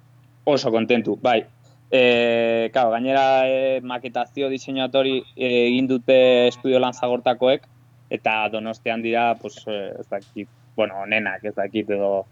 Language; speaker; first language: Basque; non-native, local second language; Spanish